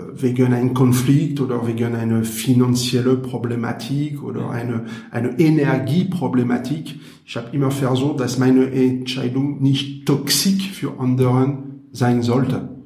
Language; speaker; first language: German; non-native, learner; French